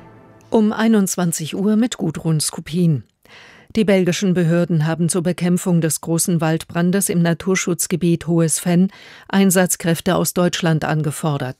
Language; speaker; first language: German; native; German